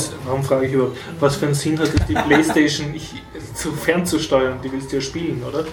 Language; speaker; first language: German; native; German